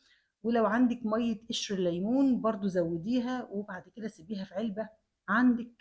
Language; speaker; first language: Arabic; native; Arabic